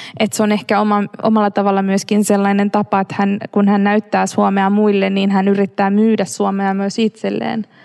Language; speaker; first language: Finnish; early bilingual, other home language; Arabic